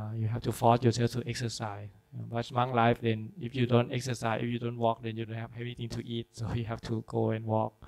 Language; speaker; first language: English; non-native, fluent; Thai